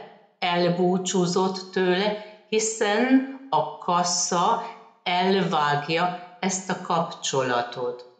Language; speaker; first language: Hungarian; native; Hungarian